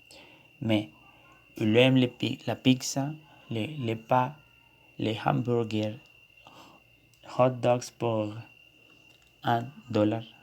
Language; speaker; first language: French; non-native, learner; Spanish